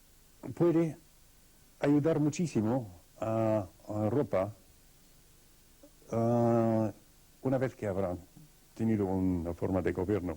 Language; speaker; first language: Spanish; non-native, fluent; Russian